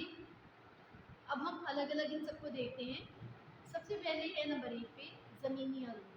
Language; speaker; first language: Urdu; native; Urdu